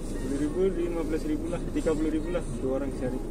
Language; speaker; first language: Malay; non-native, learner; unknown